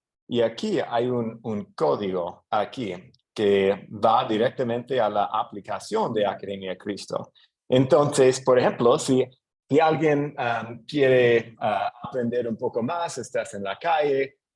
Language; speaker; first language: Spanish; non-native, fluent; English